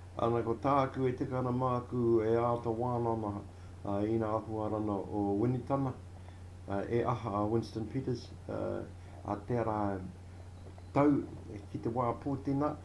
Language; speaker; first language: Māori; non-native, local second language; English